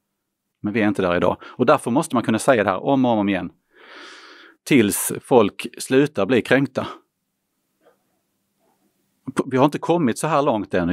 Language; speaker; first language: Swedish; native; Swedish